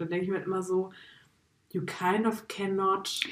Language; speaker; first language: German; native; German